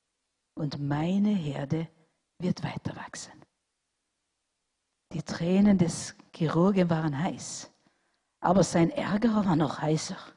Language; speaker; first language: German; non-native, fluent; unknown